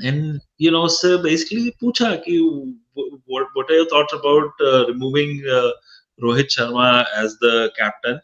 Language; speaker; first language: English; non-native, local second language; Hindi